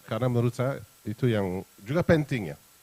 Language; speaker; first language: Indonesian; non-native, fluent; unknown